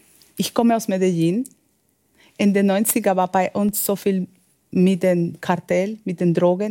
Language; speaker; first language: German; non-native, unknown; Spanish